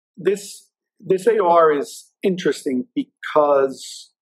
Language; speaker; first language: English; native; English